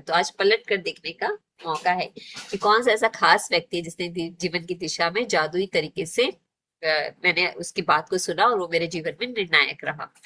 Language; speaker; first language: Hindi; native; Hindi